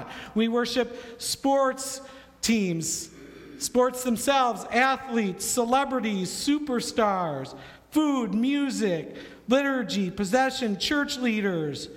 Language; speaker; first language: English; native; English